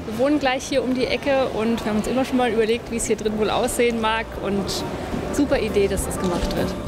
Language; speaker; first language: German; native; German